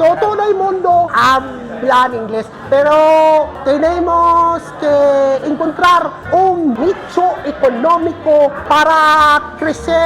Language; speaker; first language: Spanish; non-native, fluent; Filipino